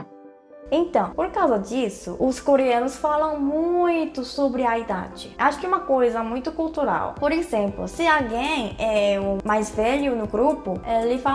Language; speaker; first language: Portuguese; non-native, fluent; Korean